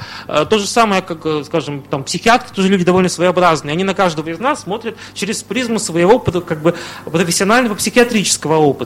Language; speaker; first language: Russian; native; Russian